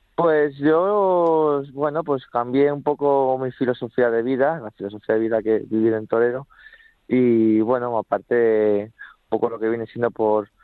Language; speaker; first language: Spanish; native; Spanish